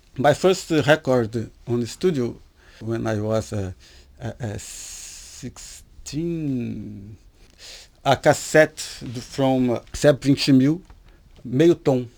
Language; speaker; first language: English; non-native, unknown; Portuguese